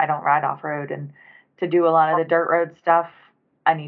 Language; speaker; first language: English; native; English